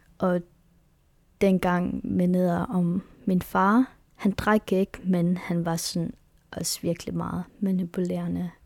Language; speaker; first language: Danish; non-native, local second language; Kalaallisut